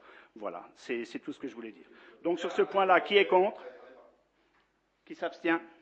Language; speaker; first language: French; native; French